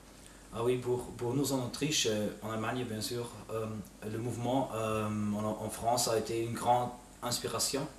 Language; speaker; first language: French; non-native, fluent; German